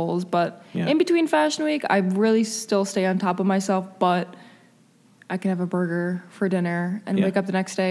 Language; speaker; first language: English; early bilingual, other home language; Spanish